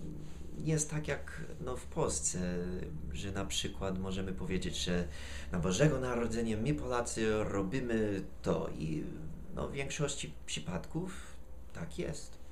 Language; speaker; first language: Polish; non-native, fluent; English